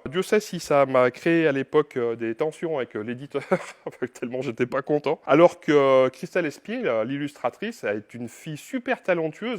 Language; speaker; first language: French; native; French